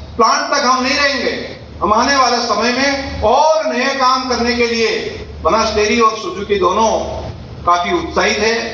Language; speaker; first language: Hindi; non-native, local second language; Gujarati